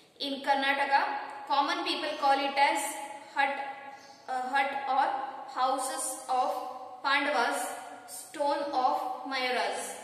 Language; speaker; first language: English; non-native, local second language; Kannada